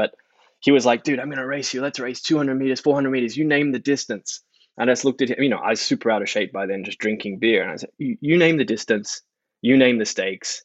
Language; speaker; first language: English; native; English